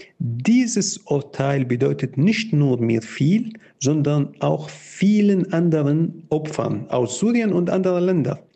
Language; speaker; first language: German; non-native, fluent; Arabic